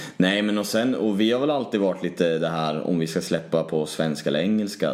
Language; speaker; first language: Swedish; native; Swedish